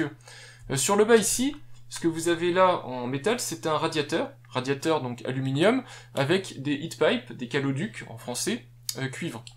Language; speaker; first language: French; native; French